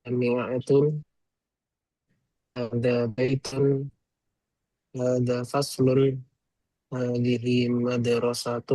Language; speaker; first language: Arabic; non-native, learner; Indonesian